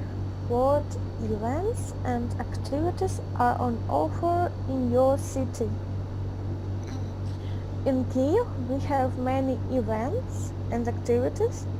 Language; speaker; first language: English; non-native, learner; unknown